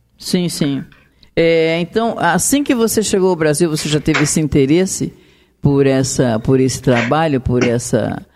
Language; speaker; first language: Portuguese; native; Portuguese